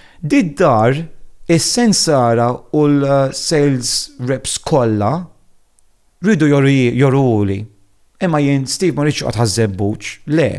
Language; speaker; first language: Maltese; non-native, fluent; Italian